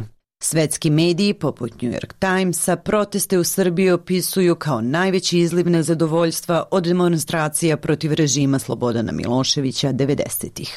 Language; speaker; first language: Serbian; native; Serbian